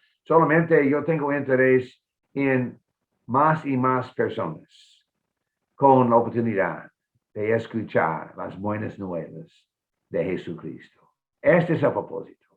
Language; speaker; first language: Spanish; non-native, fluent; English